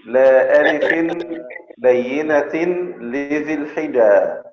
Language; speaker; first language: Arabic; native; Arabic